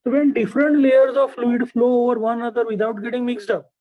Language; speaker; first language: English; non-native, local second language; Gujarati